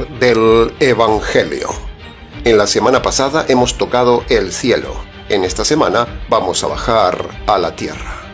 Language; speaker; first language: Spanish; native; Spanish